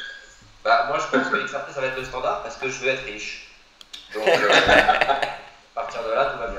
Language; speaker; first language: French; native; French